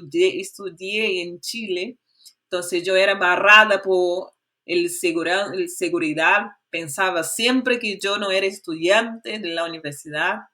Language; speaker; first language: Spanish; non-native, fluent; Portuguese